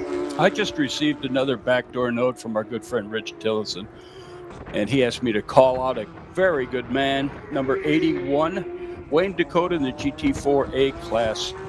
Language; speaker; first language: English; native; English